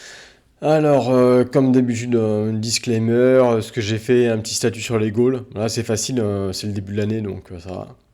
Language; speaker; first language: French; native; French